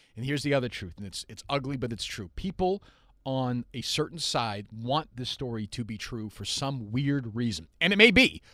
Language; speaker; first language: English; native; English